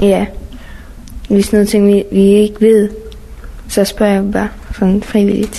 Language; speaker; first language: Danish; non-native, learner; Persian